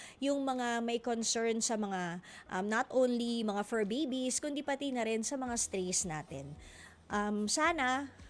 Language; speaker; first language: Filipino; native; Filipino